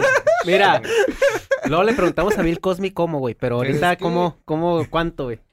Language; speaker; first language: Spanish; native; Spanish